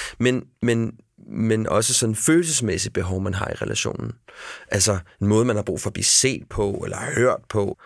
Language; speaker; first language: Danish; native; Danish